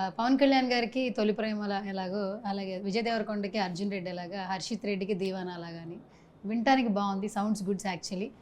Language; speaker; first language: Telugu; native; Telugu